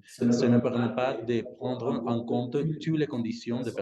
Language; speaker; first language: French; non-native, learner; Spanish